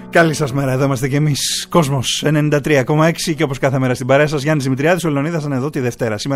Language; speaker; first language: Greek; native; Greek